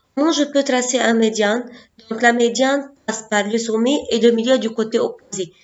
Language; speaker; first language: French; non-native, local second language; Arabic